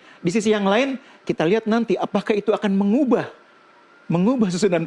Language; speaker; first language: Indonesian; native; Indonesian